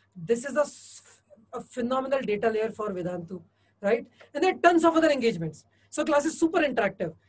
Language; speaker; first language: English; non-native, local second language; Hindi